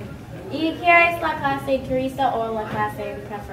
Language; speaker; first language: Spanish; non-native, learner; English